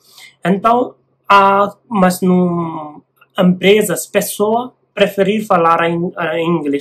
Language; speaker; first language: Portuguese; non-native, learner; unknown